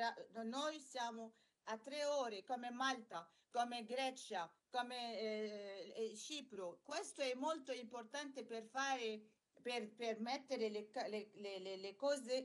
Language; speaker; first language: Italian; non-native, learner; Arabic